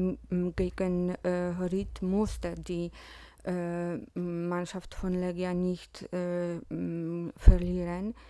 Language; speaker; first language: German; non-native, fluent; Polish